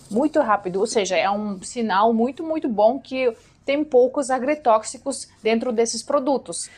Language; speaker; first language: Portuguese; non-native, fluent; Russian